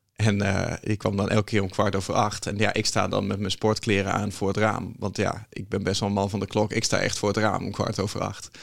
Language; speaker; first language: Dutch; native; Dutch